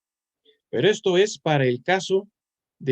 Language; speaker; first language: Spanish; native; Spanish